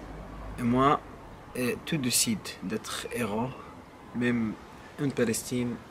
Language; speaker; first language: French; non-native, learner; Arabic